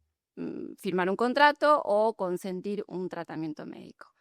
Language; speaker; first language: Spanish; native; Spanish